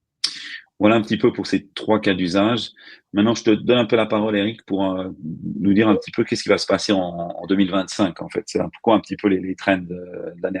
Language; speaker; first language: French; native; French